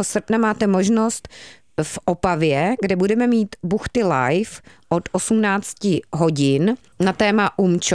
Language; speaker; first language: Czech; native; Czech